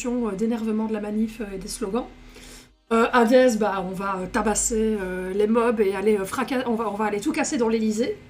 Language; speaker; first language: French; native; French